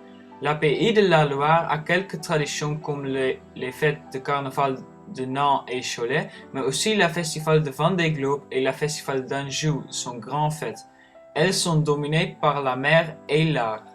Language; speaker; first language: French; non-native, learner; Dutch